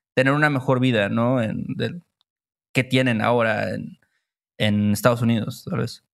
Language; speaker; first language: Spanish; native; Spanish